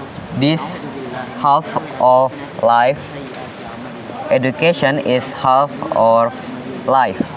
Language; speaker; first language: English; non-native, learner; Indonesian